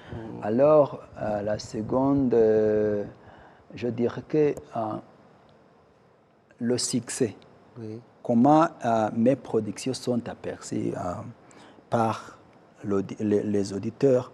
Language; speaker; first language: French; non-native, local second language; Kinyarwanda